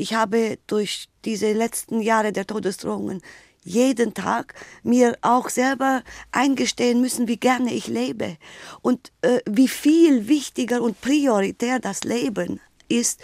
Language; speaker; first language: German; native; German